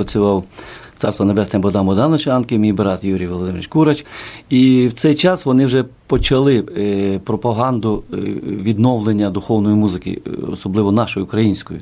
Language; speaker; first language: Ukrainian; native; Ukrainian